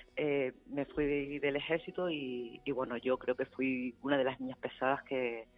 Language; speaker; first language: Spanish; native; Spanish